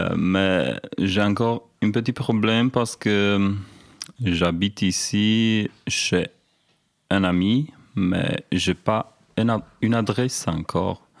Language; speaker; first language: French; non-native, learner; Romanian